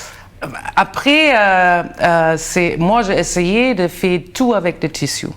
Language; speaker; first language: French; non-native, learner; German